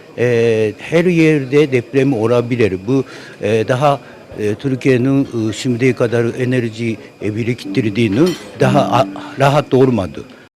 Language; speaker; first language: Turkish; non-native, learner; Japanese